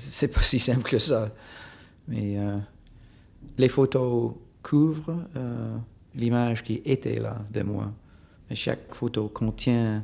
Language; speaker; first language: French; non-native, fluent; English